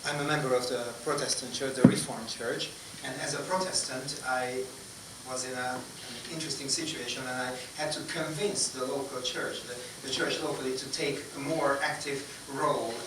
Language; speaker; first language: English; non-native, fluent; Hungarian